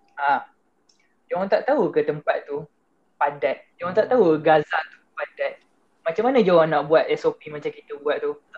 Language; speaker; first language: Malay; native; Malay